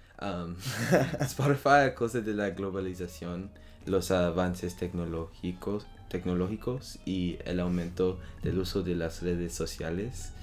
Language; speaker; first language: Spanish; non-native, learner; French